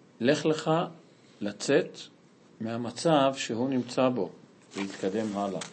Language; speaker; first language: Hebrew; non-native, fluent; Portuguese